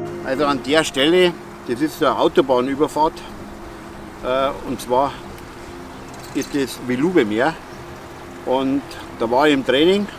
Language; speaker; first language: German; native; German